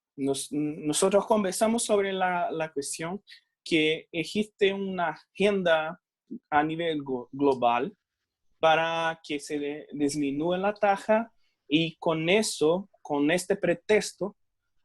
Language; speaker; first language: Spanish; non-native, fluent; Portuguese